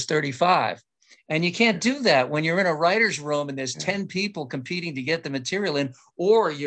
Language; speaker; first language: English; native; English